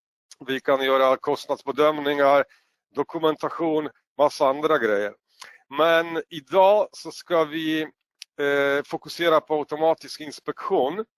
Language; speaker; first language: Swedish; non-native, fluent; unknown